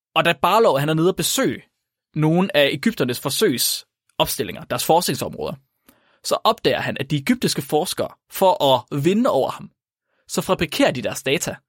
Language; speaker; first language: Danish; native; Danish